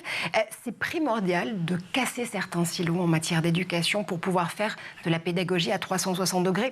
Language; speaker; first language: French; native; French